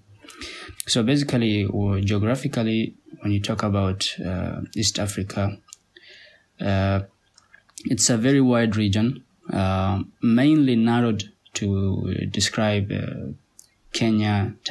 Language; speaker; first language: English; non-native, local second language; Somali